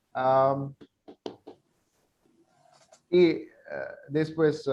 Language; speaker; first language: Spanish; non-native, learner; English